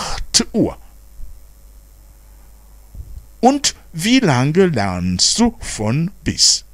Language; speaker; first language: German; non-native, fluent; Rundi